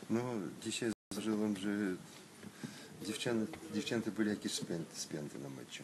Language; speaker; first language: Polish; non-native, learner; Russian